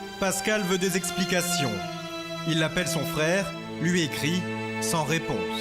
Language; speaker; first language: French; native; French